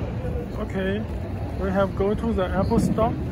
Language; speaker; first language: English; non-native, learner; Chinese